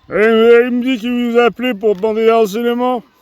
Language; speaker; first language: French; native; French